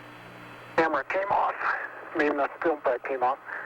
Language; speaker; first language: English; native; English